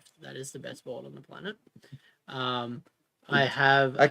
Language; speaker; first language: English; native; English